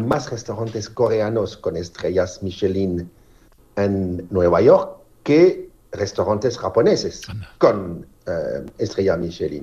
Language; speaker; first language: Spanish; non-native, fluent; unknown